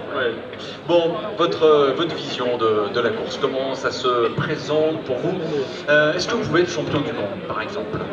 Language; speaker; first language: French; native; French